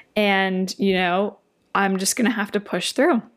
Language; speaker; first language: English; native; English